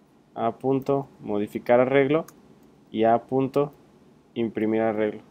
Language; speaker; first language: Spanish; native; Spanish